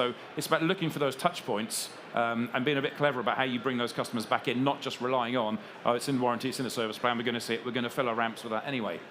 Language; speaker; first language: English; native; English